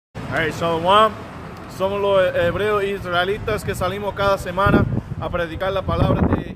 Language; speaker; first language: Spanish; early bilingual, heritage; Spanish